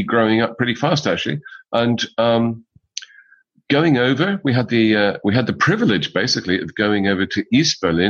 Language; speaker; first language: English; native; English